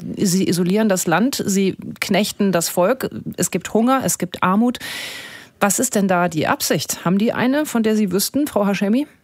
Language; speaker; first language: German; native; German